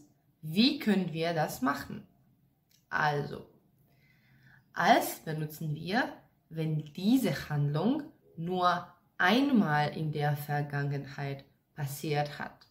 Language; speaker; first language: German; non-native, fluent; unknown